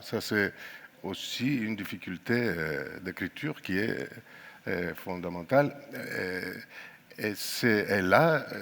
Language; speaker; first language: French; non-native, fluent; Greek